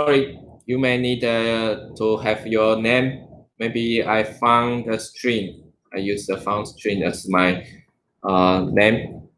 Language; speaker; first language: English; non-native, learner; Chinese